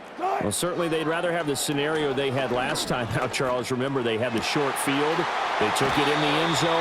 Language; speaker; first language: English; native; English